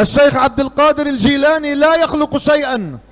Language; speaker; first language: Arabic; native; Arabic